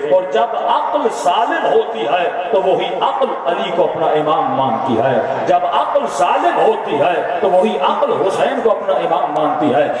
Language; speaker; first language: Urdu; non-native, local second language; Sindhi